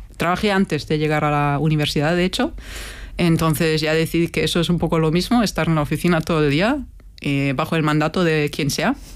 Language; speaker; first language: Spanish; non-native, fluent; German